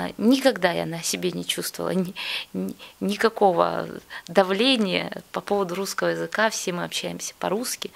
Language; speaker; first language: Russian; native; Russian